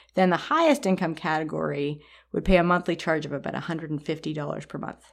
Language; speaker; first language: English; native; English